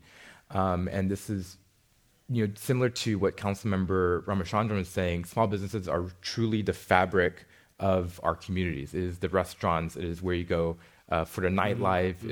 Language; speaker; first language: English; native; English